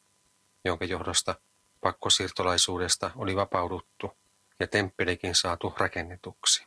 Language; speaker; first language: Finnish; native; Finnish